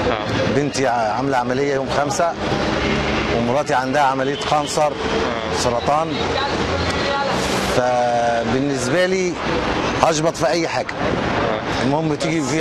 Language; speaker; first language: Arabic; native; Arabic